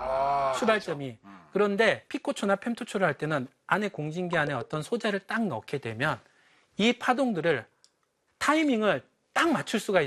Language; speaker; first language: Korean; native; Korean